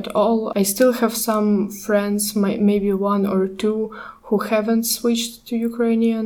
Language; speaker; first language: English; non-native, fluent; Ukrainian